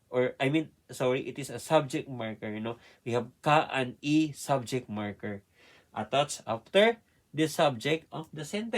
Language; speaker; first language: English; non-native, learner; Filipino